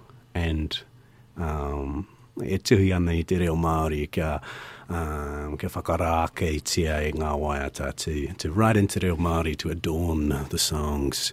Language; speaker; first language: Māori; non-native, local second language; English